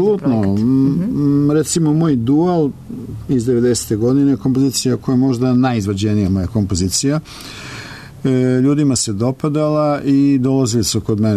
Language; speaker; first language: Serbian; native; Serbian